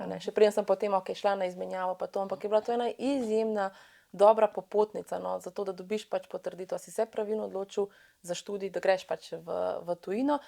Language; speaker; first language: Slovenian; early bilingual, other home language; Bosnian